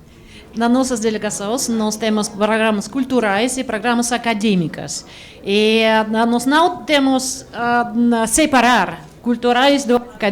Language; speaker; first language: Portuguese; non-native, learner; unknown